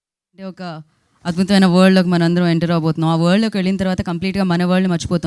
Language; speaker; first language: Telugu; native; Telugu